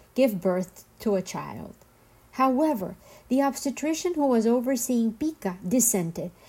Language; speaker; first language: English; non-native, fluent; Spanish